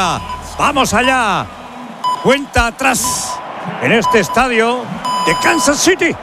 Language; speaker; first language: Spanish; native; Spanish